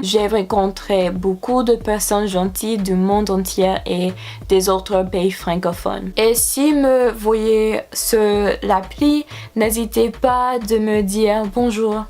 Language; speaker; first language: French; non-native, learner; English